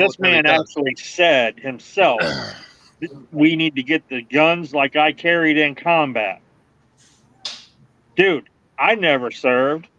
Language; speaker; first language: English; native; English